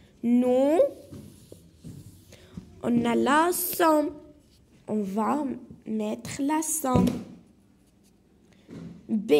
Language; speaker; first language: French; non-native, local second language; Arabic